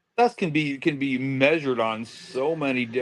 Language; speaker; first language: English; native; English